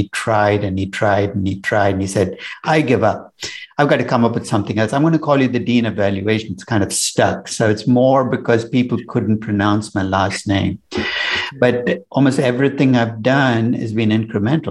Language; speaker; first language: English; non-native, local second language; Tamil